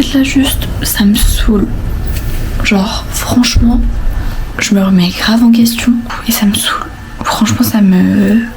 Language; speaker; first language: French; native; French